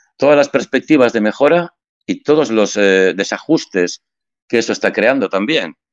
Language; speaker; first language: Spanish; native; Spanish